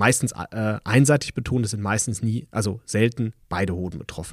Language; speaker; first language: German; native; German